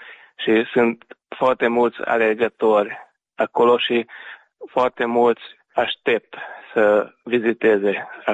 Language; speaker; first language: Romanian; non-native, local second language; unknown